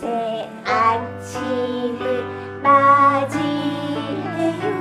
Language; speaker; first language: Korean; native; Korean